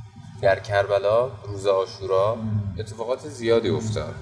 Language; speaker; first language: Persian; native; Persian